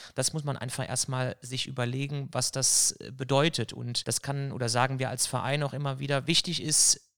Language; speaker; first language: German; native; German